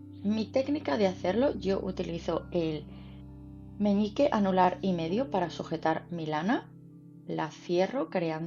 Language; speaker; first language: Spanish; native; Spanish